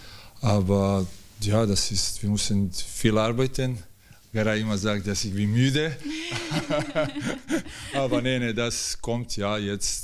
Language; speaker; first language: German; non-native, learner; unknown